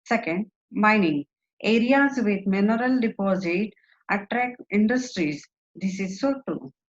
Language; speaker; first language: English; non-native, local second language; Marathi